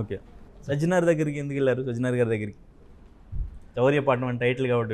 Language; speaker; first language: Telugu; native; Telugu